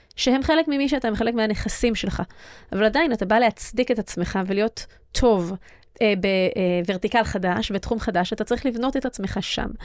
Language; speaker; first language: Hebrew; native; Hebrew